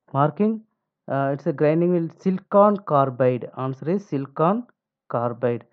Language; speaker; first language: English; non-native, local second language; Telugu